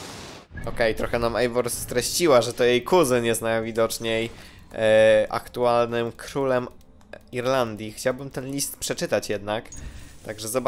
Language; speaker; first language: Polish; native; Polish